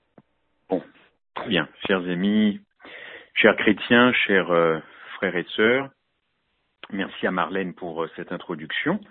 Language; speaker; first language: French; native; French